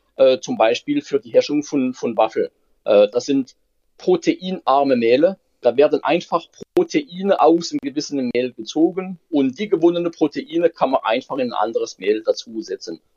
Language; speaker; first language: German; non-native, fluent; French